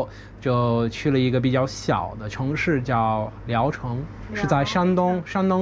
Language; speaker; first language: Chinese; non-native, fluent; English